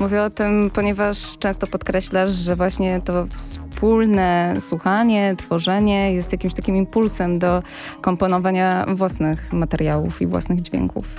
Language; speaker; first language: Polish; native; Polish